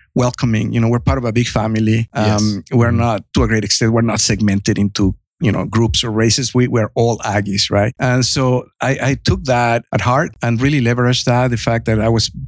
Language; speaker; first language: English; non-native, fluent; Spanish